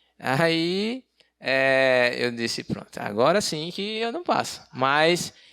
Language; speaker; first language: Portuguese; native; Portuguese